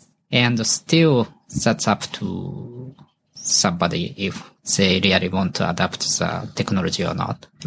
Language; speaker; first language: English; non-native, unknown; Japanese